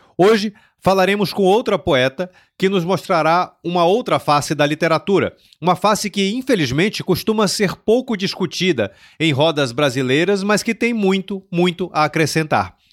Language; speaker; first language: Portuguese; native; Portuguese